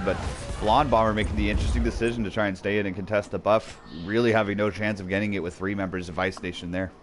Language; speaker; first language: English; native; English